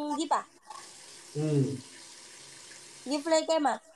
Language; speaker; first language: Vietnamese; non-native, learner; Indonesian